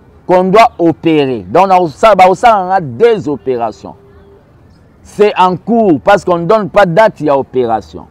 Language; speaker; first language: French; non-native, local second language; Lingala